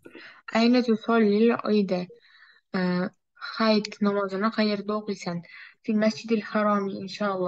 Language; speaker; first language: Arabic; non-native, learner; Uzbek